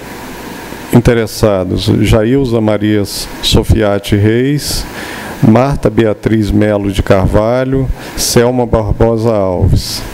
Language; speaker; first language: Portuguese; native; Portuguese